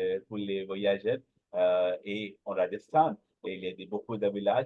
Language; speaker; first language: French; non-native, learner; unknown